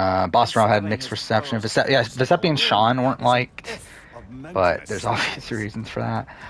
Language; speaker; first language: English; native; English